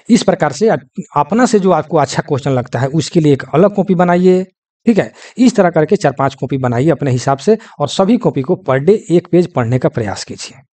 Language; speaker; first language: Hindi; native; Hindi